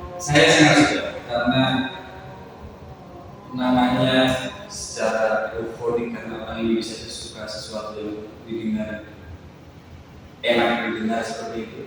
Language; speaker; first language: Indonesian; native; Indonesian